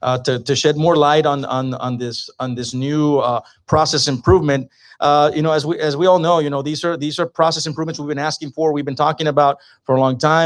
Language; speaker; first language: English; native; English